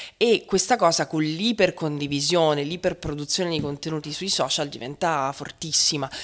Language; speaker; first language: Italian; native; Italian